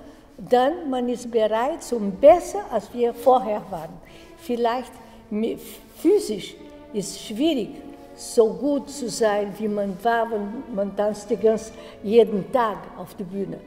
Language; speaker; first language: German; non-native, fluent; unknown